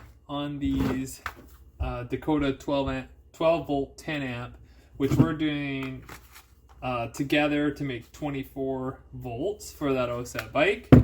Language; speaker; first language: English; native; English